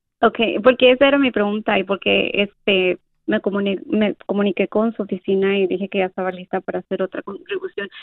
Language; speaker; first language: Spanish; early bilingual, other home language; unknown